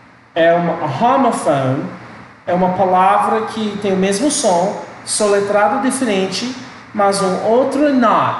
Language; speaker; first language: Portuguese; non-native, learner; English